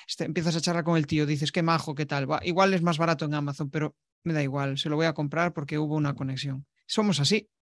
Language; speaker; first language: Spanish; native; Spanish